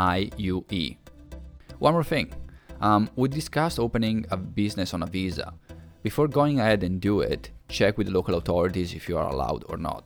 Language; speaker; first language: English; non-native, fluent; Italian